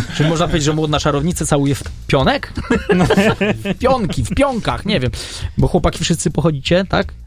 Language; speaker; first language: Polish; native; Polish